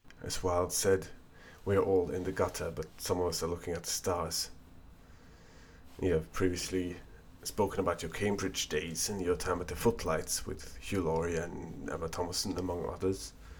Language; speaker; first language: English; non-native, fluent; Norwegian